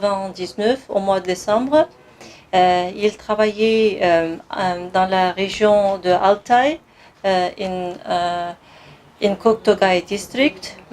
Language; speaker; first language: French; non-native, fluent; Kazakh